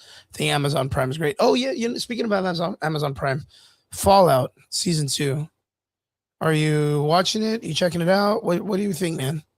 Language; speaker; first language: English; native; English